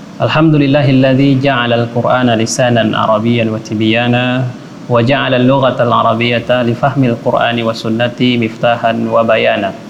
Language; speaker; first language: Arabic; non-native, fluent; Indonesian